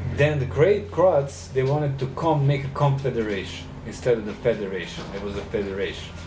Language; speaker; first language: English; non-native, fluent; Serbian